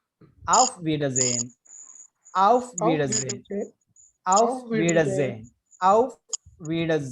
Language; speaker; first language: German; non-native, learner; Malayalam